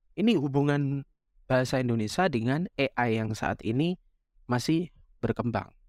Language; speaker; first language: Indonesian; non-native, local second language; Javanese